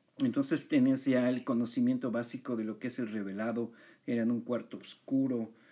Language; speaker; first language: Spanish; native; Spanish